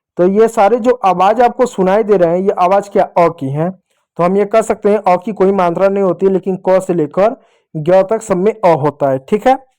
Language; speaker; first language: Hindi; native; Hindi